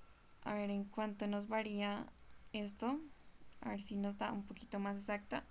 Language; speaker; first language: Spanish; native; Spanish